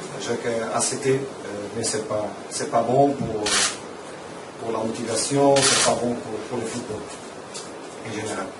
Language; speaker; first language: French; non-native, learner; Portuguese